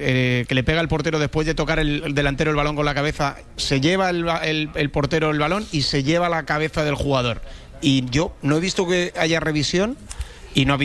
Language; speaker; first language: Spanish; native; Spanish